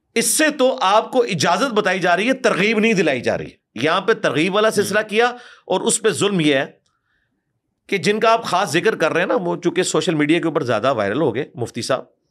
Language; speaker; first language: Urdu; non-native, local second language; Punjabi